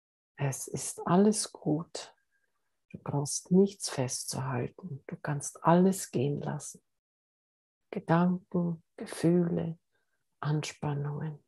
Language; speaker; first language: German; native; German